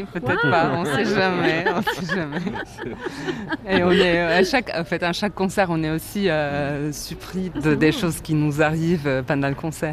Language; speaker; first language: French; non-native, fluent; Turkish